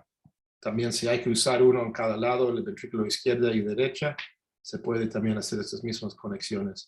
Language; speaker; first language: Spanish; non-native, fluent; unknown